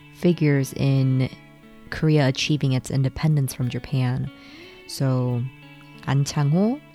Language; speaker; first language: English; early bilingual, other home language; Korean